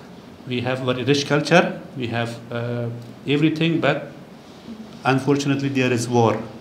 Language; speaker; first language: English; non-native, learner; Persian